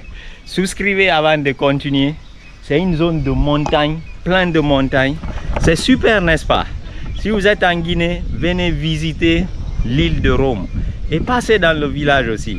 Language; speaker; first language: French; non-native, local second language; Susu